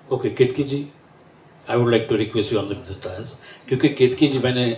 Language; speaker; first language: Hindi; non-native, local second language; Marathi